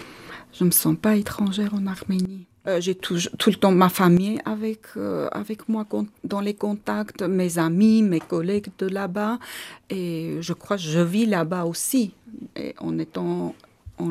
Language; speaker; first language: French; non-native, fluent; Armenian